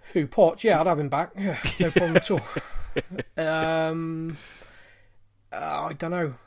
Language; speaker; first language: English; native; English